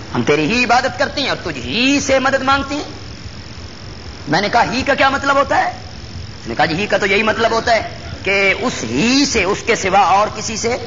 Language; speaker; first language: Urdu; non-native, local second language; Punjabi